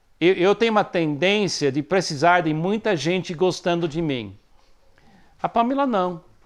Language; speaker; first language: Portuguese; non-native, fluent; English